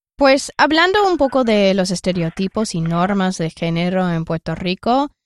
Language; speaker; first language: Spanish; non-native, fluent; English